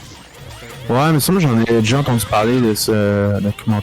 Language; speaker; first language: French; native; French